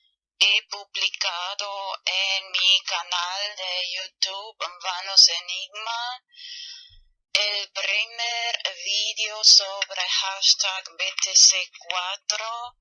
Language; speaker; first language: Spanish; non-native, fluent; German